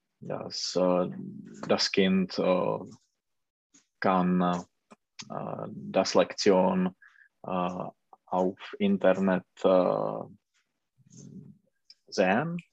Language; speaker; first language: German; non-native, learner; Czech